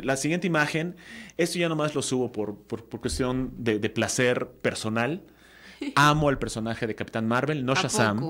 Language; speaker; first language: Spanish; native; Spanish